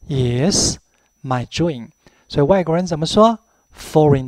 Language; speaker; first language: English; non-native, fluent; Chinese